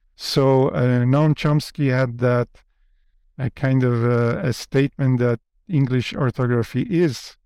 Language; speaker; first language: English; non-native, fluent; Polish